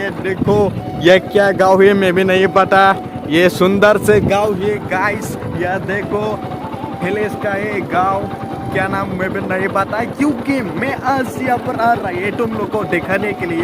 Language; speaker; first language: Hindi; non-native, local second language; Bodo